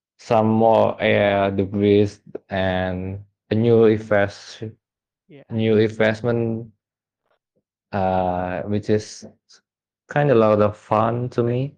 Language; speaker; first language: English; non-native, fluent; Indonesian